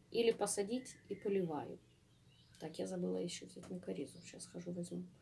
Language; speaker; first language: Russian; native; Russian